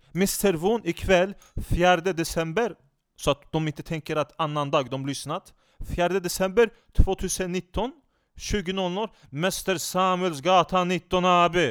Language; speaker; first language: Swedish; non-native, fluent; Turkish